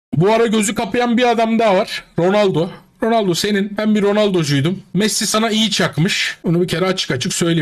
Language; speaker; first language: Turkish; native; Turkish